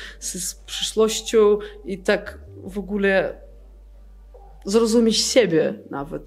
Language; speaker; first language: Polish; non-native, fluent; Belarusian